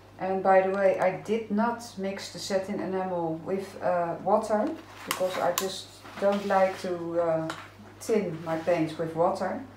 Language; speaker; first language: English; non-native, fluent; Dutch